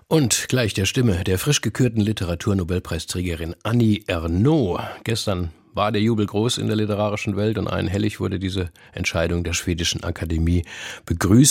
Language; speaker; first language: German; native; German